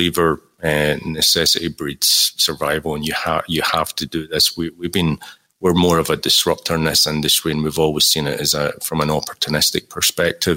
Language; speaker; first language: English; native; English